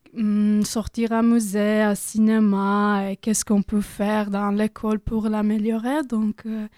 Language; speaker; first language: French; non-native, learner; Croatian